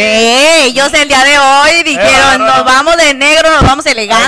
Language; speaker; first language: Spanish; native; Spanish